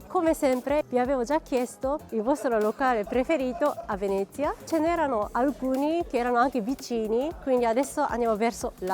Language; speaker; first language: Italian; non-native, fluent; Japanese